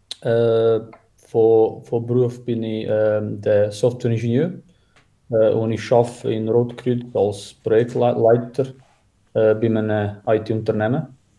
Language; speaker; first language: German; non-native, fluent; Croatian